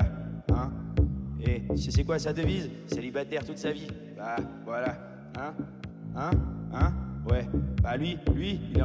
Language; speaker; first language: French; native; French